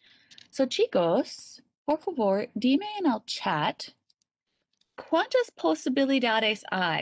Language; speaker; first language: Spanish; non-native, learner; English